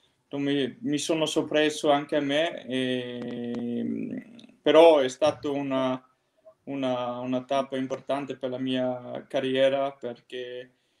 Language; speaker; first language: Italian; non-native, fluent; Danish